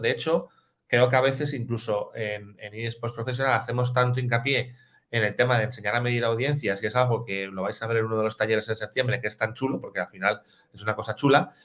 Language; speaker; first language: Spanish; native; Spanish